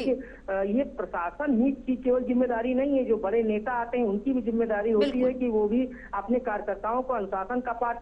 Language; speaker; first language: Hindi; native; Hindi